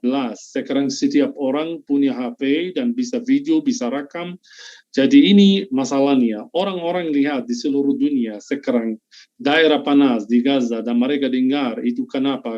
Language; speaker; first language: Indonesian; non-native, fluent; Arabic